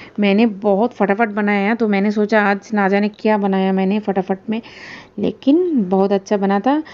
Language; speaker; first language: Hindi; non-native, local second language; Bangla